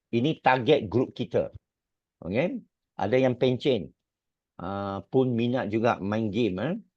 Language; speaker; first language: Malay; non-native, local second language; Chinese